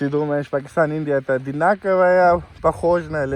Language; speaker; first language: Russian; non-native, learner; Urdu